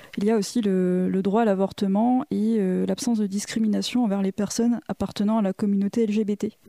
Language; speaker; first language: French; native; French